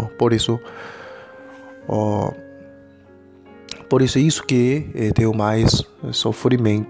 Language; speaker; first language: Portuguese; non-native, learner; Korean